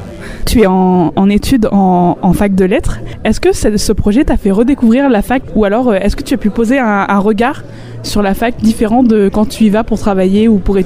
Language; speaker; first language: French; native; French